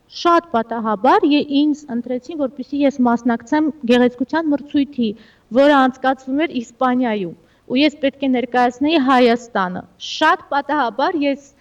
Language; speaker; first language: Armenian; early bilingual, heritage; Armenian